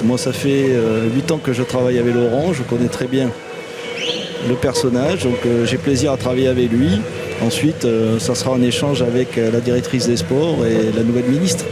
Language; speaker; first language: French; native; French